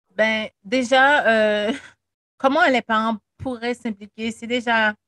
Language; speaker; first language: French; non-native, local second language; Haitian Creole